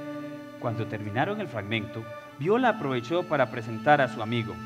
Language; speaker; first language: Spanish; native; Spanish